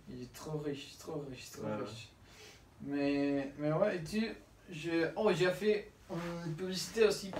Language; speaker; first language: French; non-native, learner; Spanish